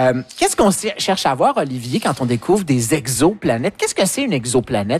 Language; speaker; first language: French; native; French